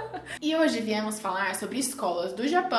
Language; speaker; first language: Portuguese; early bilingual, heritage; Portuguese